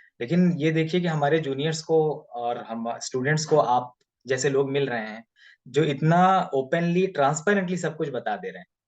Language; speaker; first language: Hindi; native; Hindi